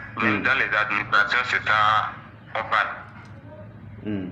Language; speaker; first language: French; non-native, local second language; Fon